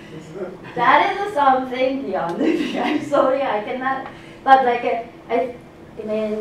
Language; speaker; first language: English; non-native, fluent; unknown